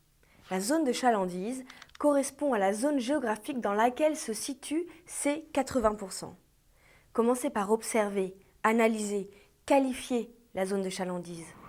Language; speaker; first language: French; native; French